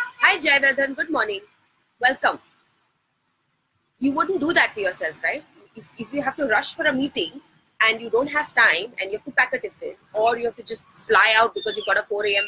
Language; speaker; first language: English; non-native, local second language; Hindi